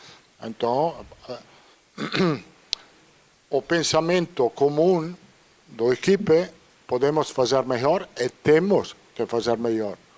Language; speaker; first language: Portuguese; non-native, fluent; Italian